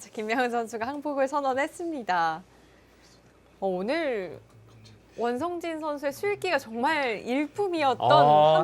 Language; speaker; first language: Korean; native; Korean